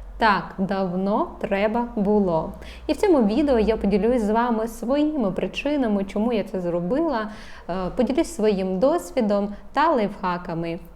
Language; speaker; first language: Ukrainian; non-native, local second language; Russian